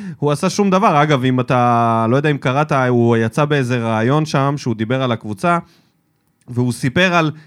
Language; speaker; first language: Hebrew; early bilingual, other home language; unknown